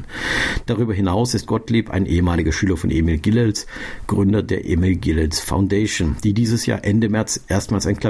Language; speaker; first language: German; native; German